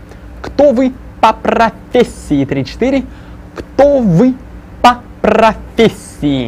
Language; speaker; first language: Russian; non-native, fluent; English